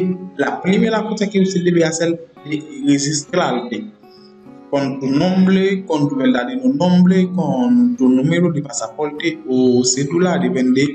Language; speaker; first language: Spanish; non-native, learner; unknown